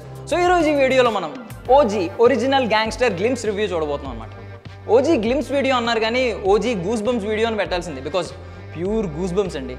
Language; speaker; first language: Telugu; native; Telugu